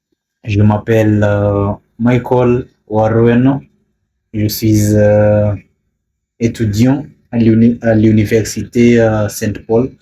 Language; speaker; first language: French; non-native, learner; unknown